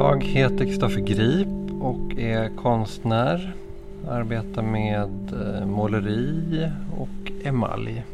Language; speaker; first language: Swedish; native; Swedish